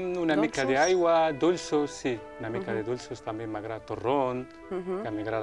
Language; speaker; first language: Catalan; non-native, local second language; Spanish